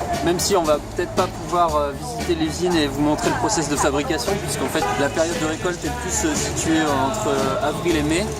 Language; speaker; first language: French; native; French